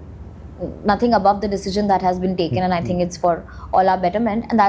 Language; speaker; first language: English; non-native, local second language; Hindi